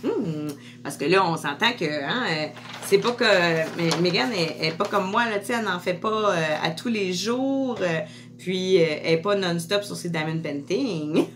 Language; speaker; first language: French; native; French